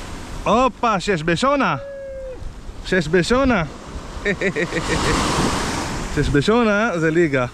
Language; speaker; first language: Hebrew; native; Hebrew